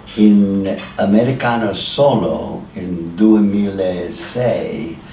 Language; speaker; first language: Italian; non-native, learner; English